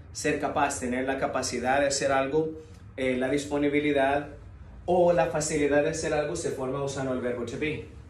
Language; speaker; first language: Spanish; native; Spanish